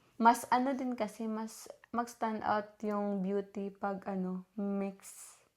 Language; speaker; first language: Filipino; non-native, local second language; Cebuano